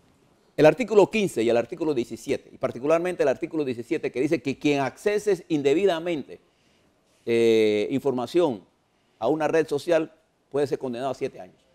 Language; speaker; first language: Spanish; native; Spanish